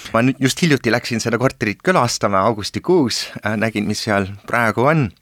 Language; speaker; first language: Estonian; early bilingual, heritage; Estonian